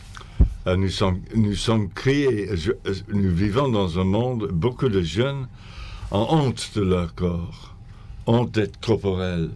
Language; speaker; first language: French; non-native, fluent; English